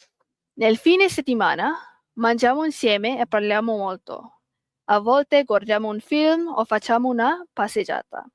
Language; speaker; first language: Italian; non-native, learner; Malay